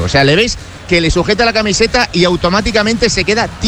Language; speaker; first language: Spanish; native; Spanish